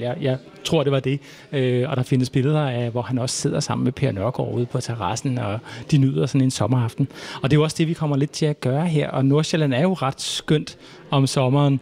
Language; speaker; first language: Danish; native; Danish